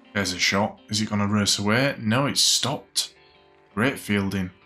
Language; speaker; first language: English; native; English